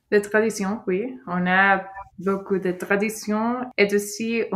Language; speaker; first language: French; non-native, fluent; Spanish